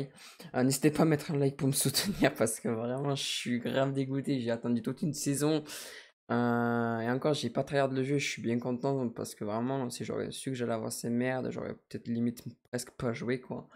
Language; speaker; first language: French; native; French